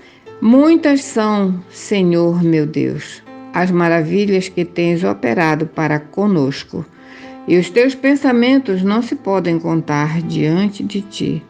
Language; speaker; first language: Portuguese; native; Portuguese